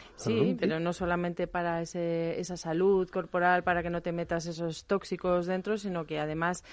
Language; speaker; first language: Spanish; non-native, fluent; German